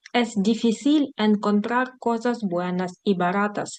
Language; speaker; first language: Spanish; non-native, fluent; Ukrainian